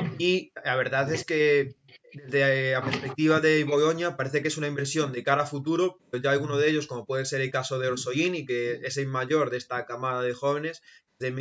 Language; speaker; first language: Spanish; native; Spanish